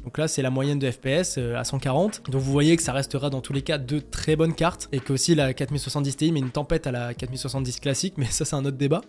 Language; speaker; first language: French; native; French